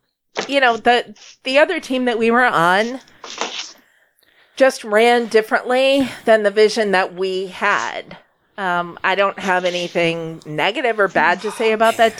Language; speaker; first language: English; native; English